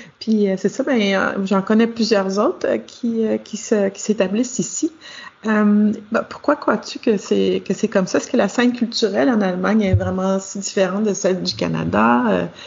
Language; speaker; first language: French; native; French